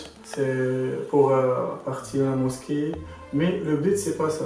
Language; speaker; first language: French; non-native, local second language; Arabic